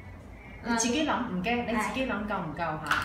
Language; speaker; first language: Cantonese; native; Cantonese